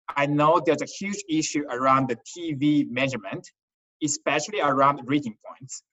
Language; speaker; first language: English; non-native, fluent; Chinese